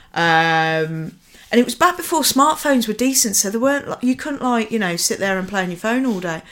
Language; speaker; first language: English; native; English